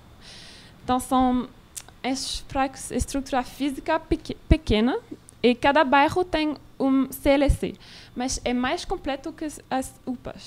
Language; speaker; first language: Portuguese; non-native, learner; French